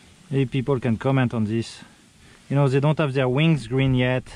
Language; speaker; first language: English; non-native, fluent; French